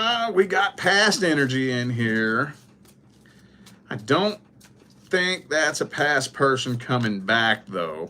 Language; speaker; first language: English; native; English